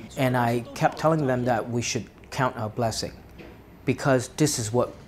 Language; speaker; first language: English; non-native, local second language; Cantonese